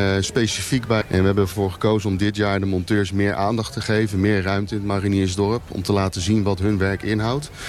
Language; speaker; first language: Dutch; native; Dutch